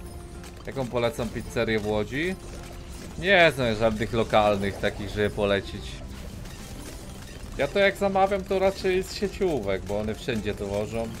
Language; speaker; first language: Polish; native; Polish